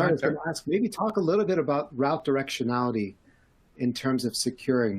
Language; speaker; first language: English; native; English